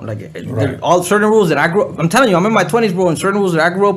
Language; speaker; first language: English; early bilingual, other home language; Spanish